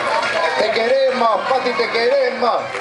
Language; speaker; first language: Spanish; native; Spanish